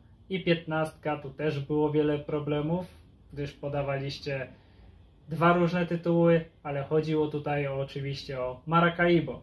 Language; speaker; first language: Polish; native; Polish